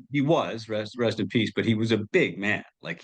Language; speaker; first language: English; native; English